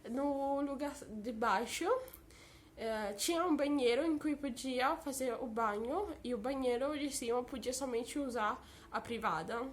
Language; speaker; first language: Portuguese; early bilingual, heritage; Portuguese